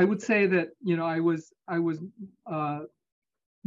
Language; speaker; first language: English; native; English